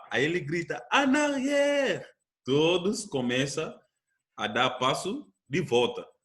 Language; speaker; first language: Portuguese; non-native, fluent; French